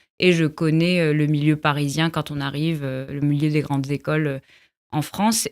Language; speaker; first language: French; non-native, local second language; Arabic